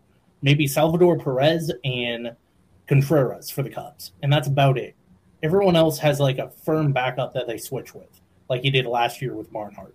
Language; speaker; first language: English; native; English